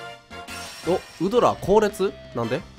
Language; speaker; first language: Japanese; native; Japanese